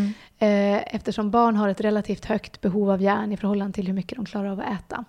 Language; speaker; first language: Swedish; native; Swedish